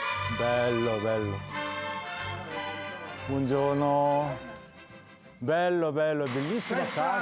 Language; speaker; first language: Italian; non-native, learner; Korean